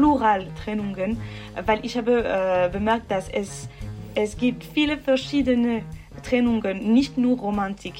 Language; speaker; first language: German; non-native, local second language; French